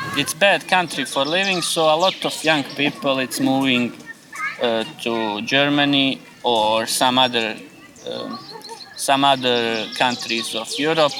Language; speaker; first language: English; non-native, learner; Croatian